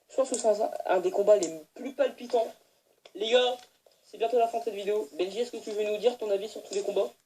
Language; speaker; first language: French; native; French